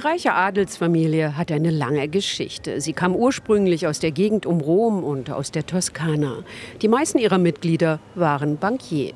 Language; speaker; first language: German; native; German